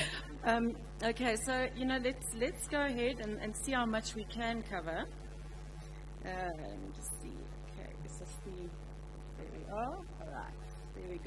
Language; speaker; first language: English; native; English